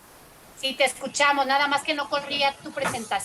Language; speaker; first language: Spanish; native; Spanish